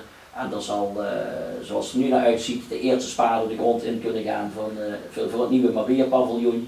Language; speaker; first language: Dutch; native; Dutch